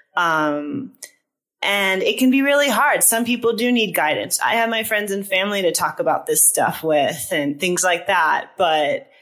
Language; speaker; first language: English; native; English